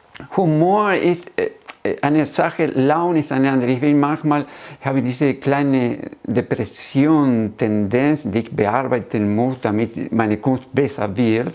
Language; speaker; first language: German; non-native, fluent; Spanish